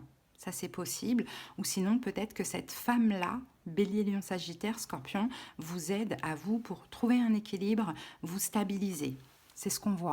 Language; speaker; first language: French; native; French